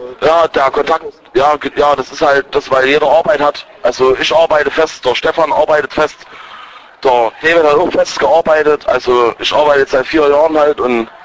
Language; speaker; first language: German; native; German